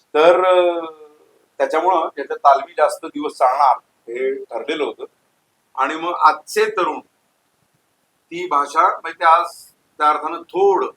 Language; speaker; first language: Marathi; native; Marathi